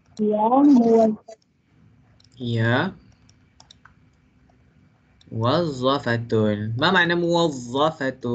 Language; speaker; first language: Arabic; non-native, fluent; Malay